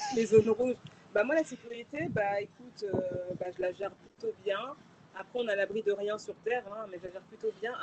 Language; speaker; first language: French; native; French